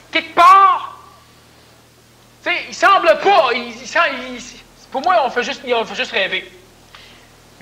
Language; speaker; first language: French; native; French